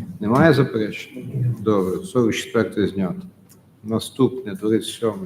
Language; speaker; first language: Ukrainian; native; Ukrainian